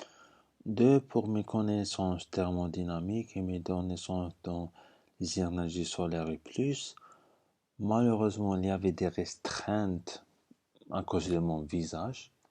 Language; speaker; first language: French; non-native, fluent; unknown